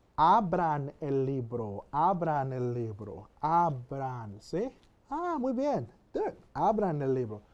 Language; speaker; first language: Spanish; non-native, fluent; English